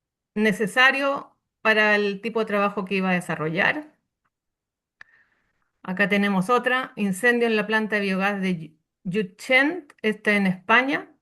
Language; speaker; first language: Spanish; native; Spanish